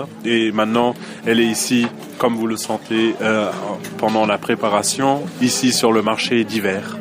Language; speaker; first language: French; non-native, fluent; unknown